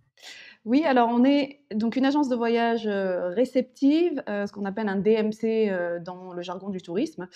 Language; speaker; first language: French; early bilingual, other home language; Korean